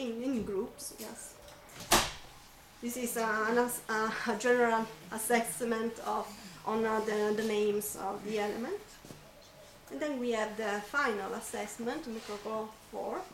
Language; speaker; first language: English; non-native, fluent; Italian